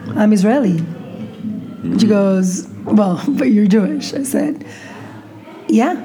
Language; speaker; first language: English; non-native, fluent; Hebrew